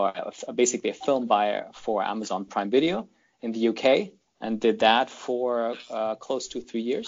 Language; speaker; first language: English; non-native, fluent; German